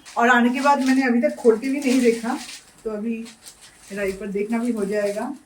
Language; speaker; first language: Hindi; non-native, local second language; Bangla